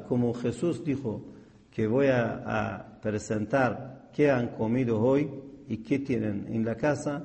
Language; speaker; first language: Spanish; non-native, fluent; Persian